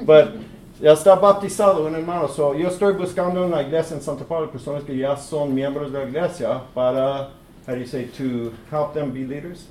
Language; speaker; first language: Spanish; early bilingual, heritage; English